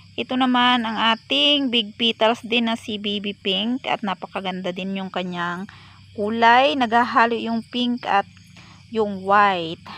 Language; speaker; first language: Filipino; native; Filipino